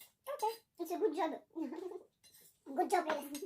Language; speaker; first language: English; non-native, learner; French